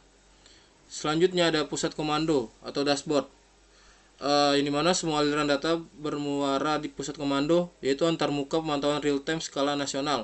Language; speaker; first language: Indonesian; native; Indonesian